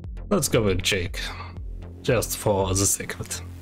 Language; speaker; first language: English; non-native, learner; Russian